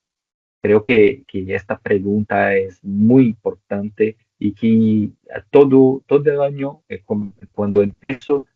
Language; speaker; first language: Spanish; non-native, local second language; Portuguese